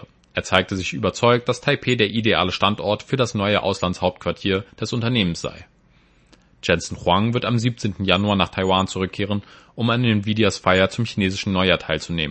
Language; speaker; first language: German; native; German